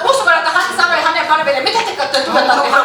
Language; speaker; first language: Finnish; non-native, learner; Kinyarwanda